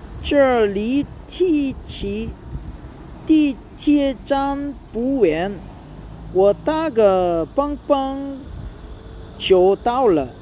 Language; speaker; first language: Chinese; non-native, learner; Korean